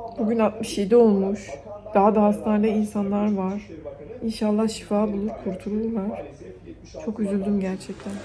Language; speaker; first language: Turkish; native; Turkish